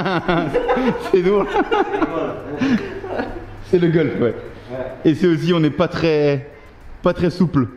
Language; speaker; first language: French; native; French